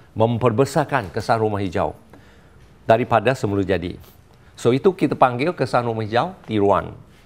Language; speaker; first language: Malay; non-native, local second language; Chinese